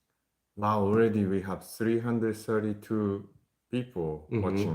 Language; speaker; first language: English; non-native, fluent; Japanese